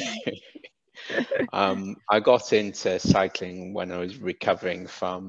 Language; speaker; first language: English; native; English